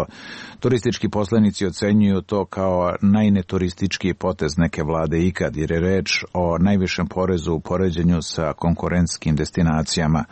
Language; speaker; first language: Serbian; native; Serbian